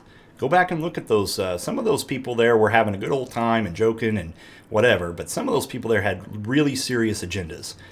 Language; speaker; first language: English; native; English